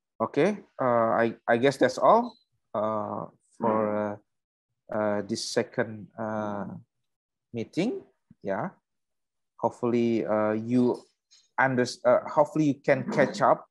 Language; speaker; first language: English; non-native, learner; Indonesian